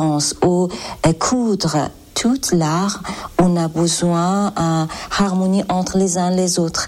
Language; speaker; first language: French; non-native, learner; Persian